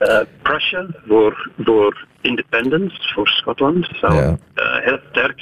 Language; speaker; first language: Dutch; non-native, fluent; English